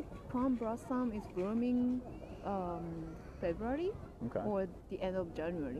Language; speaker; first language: English; non-native, learner; Japanese